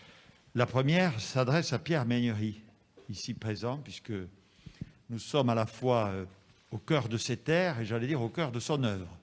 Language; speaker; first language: French; native; French